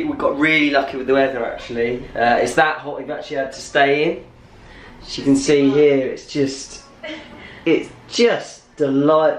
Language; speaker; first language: English; native; English